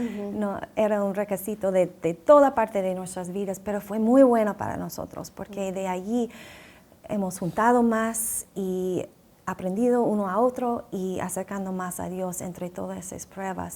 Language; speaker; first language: Spanish; non-native, fluent; English